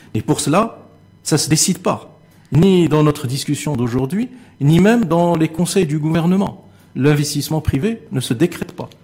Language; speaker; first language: French; non-native, local second language; Arabic